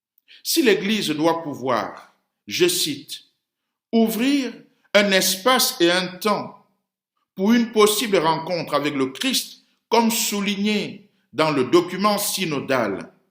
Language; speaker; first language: French; native; French